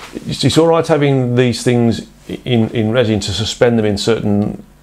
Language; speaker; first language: English; native; English